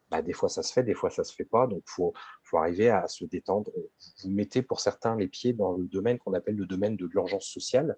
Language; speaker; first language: French; native; French